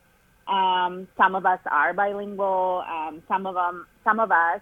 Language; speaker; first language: English; non-native, fluent; Spanish